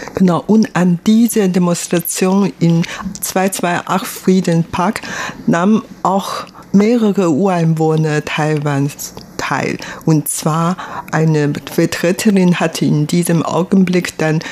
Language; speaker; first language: German; non-native, fluent; Chinese